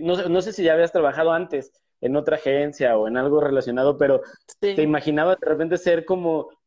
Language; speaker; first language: Spanish; native; Spanish